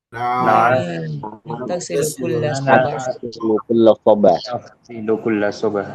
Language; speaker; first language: Arabic; non-native, learner; Indonesian